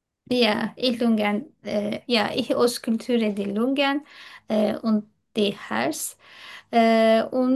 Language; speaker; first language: German; non-native, learner; Turkish